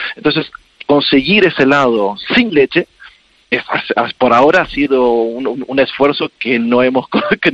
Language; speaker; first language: Spanish; native; Spanish